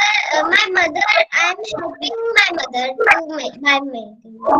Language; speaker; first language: English; non-native, learner; Hindi